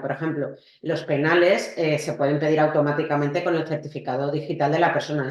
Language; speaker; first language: Spanish; native; Spanish